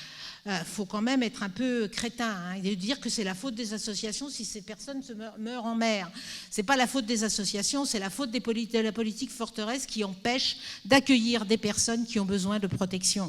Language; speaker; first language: French; native; French